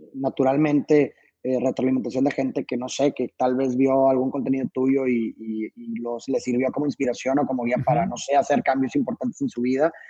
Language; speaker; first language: Spanish; native; Spanish